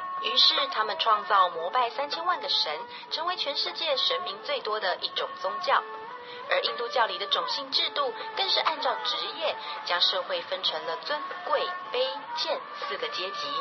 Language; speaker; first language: Chinese; native; Chinese